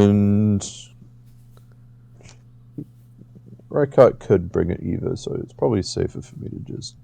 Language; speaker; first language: English; native; English